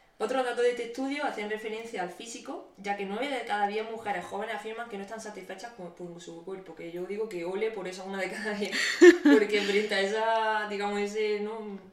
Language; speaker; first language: Spanish; native; Spanish